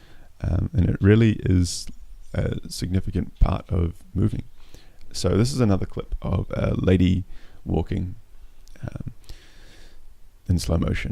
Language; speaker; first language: English; native; English